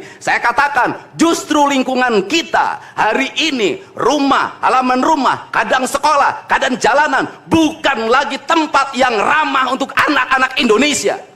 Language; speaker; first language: Indonesian; native; Indonesian